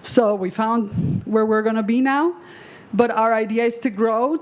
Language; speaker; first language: English; non-native, fluent; Spanish